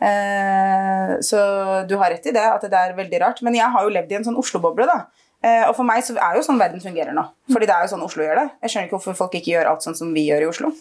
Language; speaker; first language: Norwegian; early bilingual, other home language; Arabic